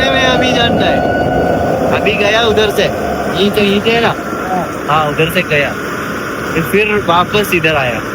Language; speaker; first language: Hindi; non-native, local second language; Malayalam